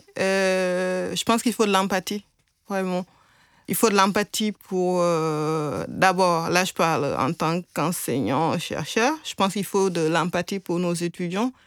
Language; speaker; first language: French; non-native, local second language; Wolof